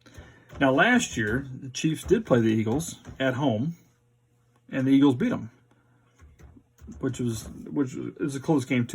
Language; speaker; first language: English; native; English